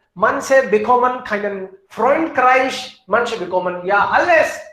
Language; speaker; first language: German; non-native, fluent; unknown